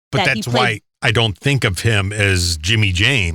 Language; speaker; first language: English; native; English